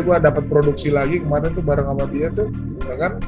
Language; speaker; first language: Indonesian; native; Indonesian